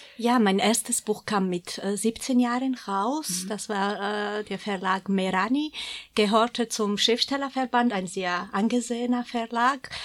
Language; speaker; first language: German; non-native, fluent; Georgian